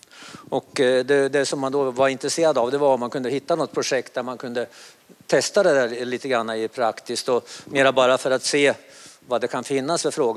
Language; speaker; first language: Swedish; native; Swedish